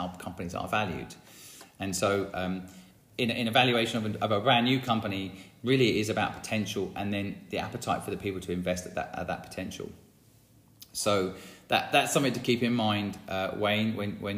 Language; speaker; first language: English; native; English